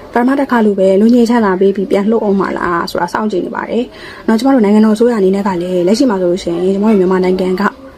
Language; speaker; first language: Burmese; native; Burmese